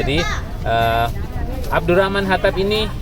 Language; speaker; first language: Indonesian; native; Indonesian